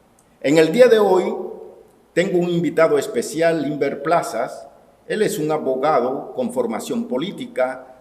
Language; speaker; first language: Spanish; native; Spanish